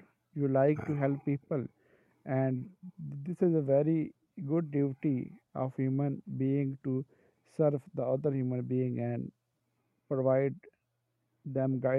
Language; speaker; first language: English; non-native, local second language; Urdu